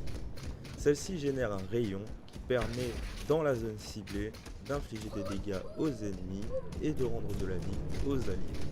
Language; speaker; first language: French; native; French